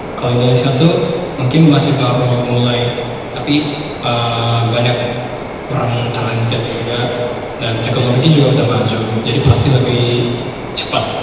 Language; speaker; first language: Indonesian; non-native, fluent; Japanese